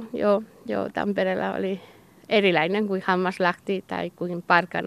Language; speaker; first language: Finnish; non-native, learner; Basque